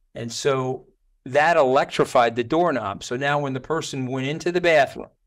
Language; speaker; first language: English; native; English